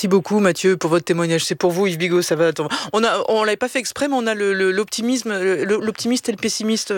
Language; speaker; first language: French; native; French